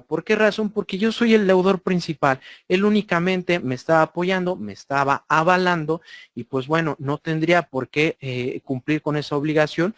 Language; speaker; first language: Spanish; native; Spanish